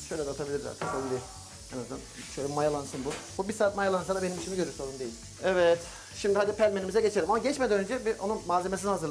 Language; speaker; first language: Turkish; native; Turkish